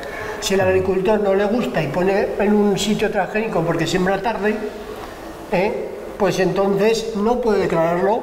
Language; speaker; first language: Spanish; native; Spanish